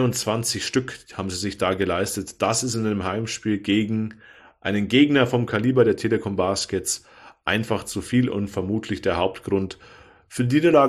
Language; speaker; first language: German; native; German